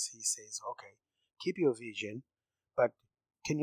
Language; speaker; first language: English; non-native, local second language; Shona